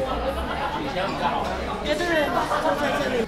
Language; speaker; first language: Chinese; non-native, learner; English